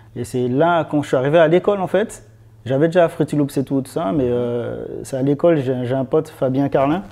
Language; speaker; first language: French; native; French